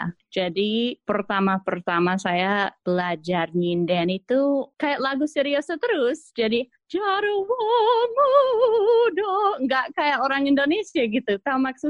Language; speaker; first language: Indonesian; non-native, fluent; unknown